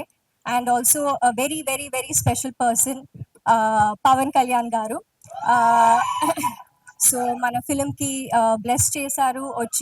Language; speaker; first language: Telugu; non-native, local second language; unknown